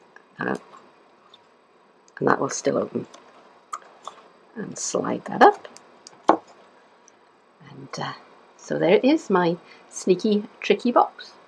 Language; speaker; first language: English; native; English